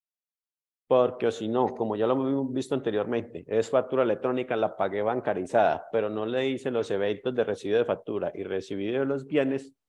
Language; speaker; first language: Spanish; native; Spanish